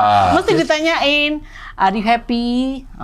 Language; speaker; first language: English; non-native, learner; Indonesian